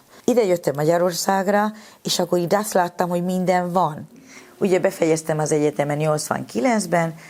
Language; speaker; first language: Hungarian; non-native, fluent; Spanish